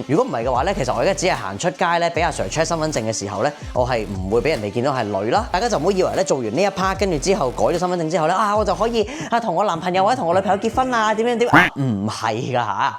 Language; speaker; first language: Cantonese; native; Cantonese